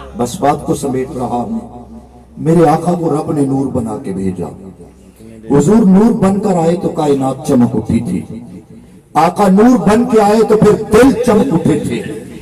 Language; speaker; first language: Urdu; non-native, local second language; Punjabi